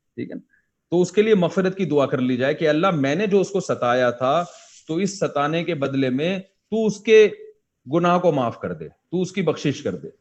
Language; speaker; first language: Urdu; native; Urdu